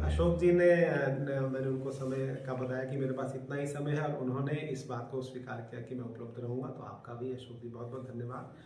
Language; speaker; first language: Hindi; native; Hindi